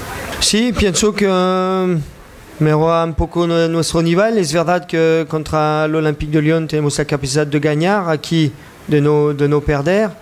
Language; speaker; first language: Spanish; non-native, learner; French